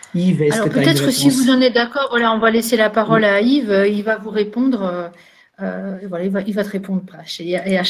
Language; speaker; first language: French; native; French